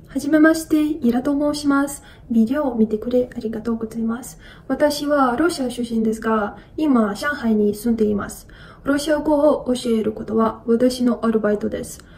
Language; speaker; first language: Japanese; non-native, fluent; Russian